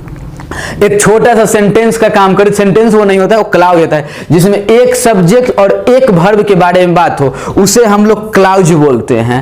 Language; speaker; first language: Hindi; native; Hindi